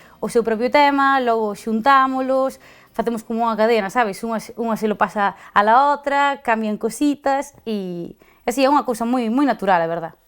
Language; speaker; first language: Galician; native; Galician